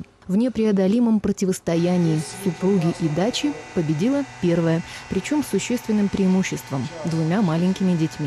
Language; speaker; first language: Russian; native; Russian